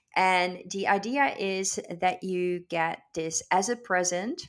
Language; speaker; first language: English; non-native, fluent; Dutch